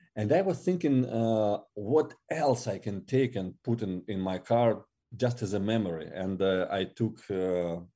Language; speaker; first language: English; non-native, fluent; Russian